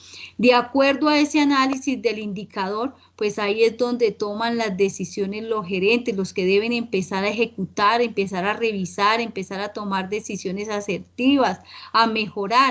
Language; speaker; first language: Spanish; native; Spanish